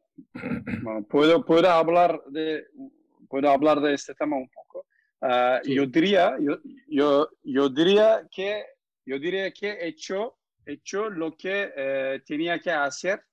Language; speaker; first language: Spanish; non-native, learner; Turkish